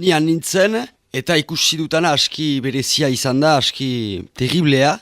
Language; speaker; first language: Basque; native; Basque